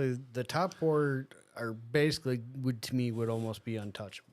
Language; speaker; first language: English; native; English